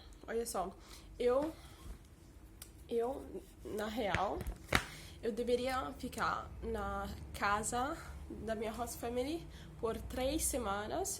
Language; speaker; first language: Portuguese; early bilingual, heritage; Portuguese